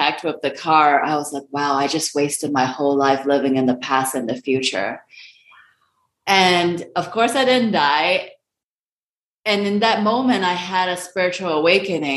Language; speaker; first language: English; non-native, local second language; Cantonese